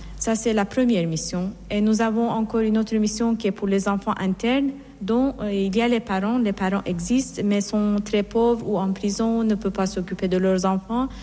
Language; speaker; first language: French; non-native, fluent; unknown